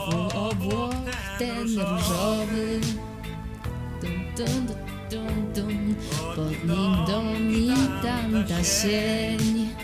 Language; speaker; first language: Polish; native; Polish